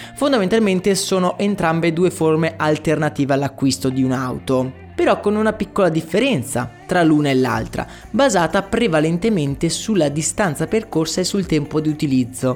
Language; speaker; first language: Italian; native; Italian